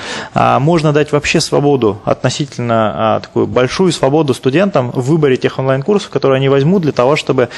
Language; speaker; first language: Russian; native; Russian